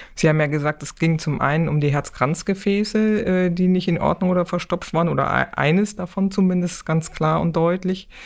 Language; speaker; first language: German; native; German